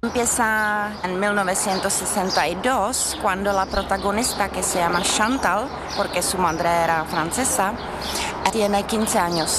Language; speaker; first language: Spanish; non-native, fluent; Czech